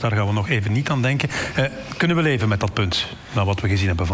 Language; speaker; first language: Dutch; native; Dutch